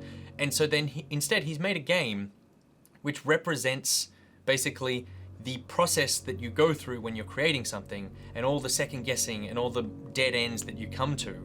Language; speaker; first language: English; native; English